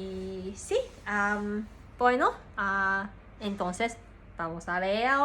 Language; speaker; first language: Spanish; non-native, learner; Cantonese